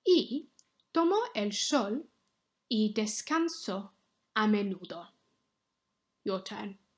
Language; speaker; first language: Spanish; non-native, fluent; English